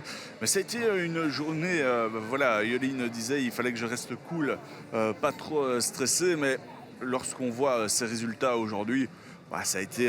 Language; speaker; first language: French; native; French